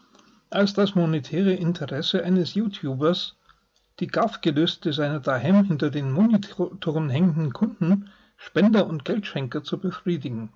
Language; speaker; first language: German; native; German